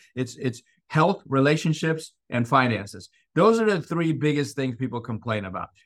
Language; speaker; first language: English; non-native, fluent; Persian